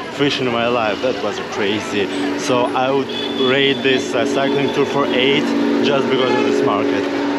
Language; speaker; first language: English; non-native, fluent; Russian